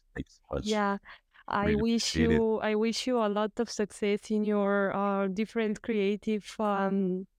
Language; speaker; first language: English; non-native, fluent; Spanish